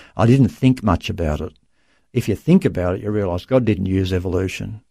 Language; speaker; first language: English; native; English